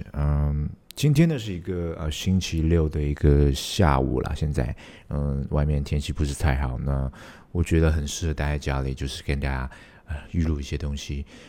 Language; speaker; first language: Chinese; non-native, local second language; Cantonese